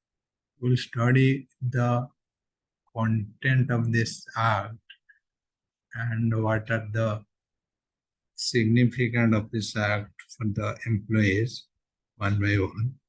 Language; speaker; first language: English; non-native, local second language; Odia